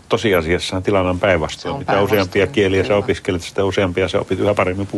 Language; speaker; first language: Finnish; native; Finnish